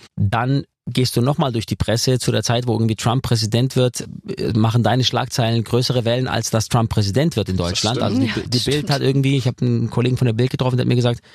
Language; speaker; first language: German; native; German